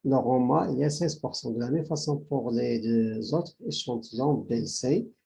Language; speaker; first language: French; non-native, local second language; Arabic